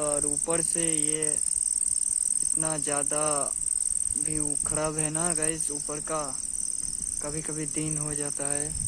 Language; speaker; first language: Hindi; non-native, local second language; Bangla